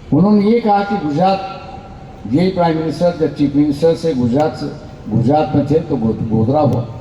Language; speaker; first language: Hindi; non-native, local second language; Marathi